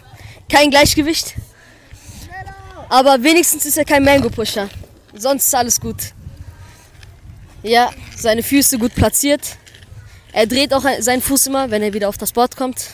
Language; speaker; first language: German; native; German